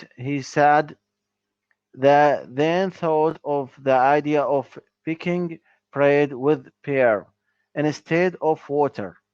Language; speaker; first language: English; non-native, learner; Arabic